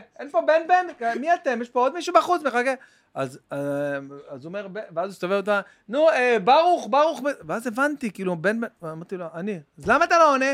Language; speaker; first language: Hebrew; native; Hebrew